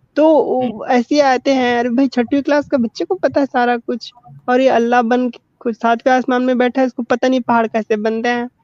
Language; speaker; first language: Hindi; native; Hindi